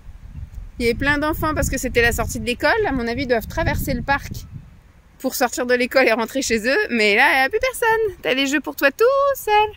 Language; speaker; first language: French; native; French